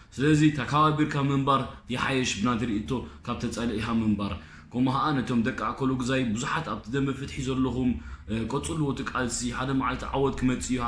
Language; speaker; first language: Tigrinya; early bilingual, heritage; Tigrinya